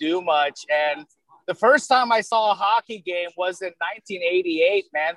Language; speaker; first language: English; early bilingual, other home language; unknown